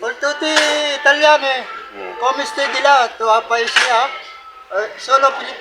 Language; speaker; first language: Italian; non-native, learner; Filipino